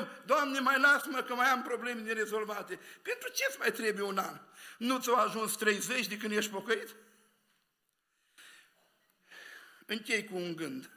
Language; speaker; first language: Romanian; native; Romanian